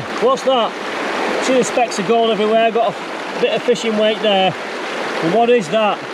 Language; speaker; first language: English; native; English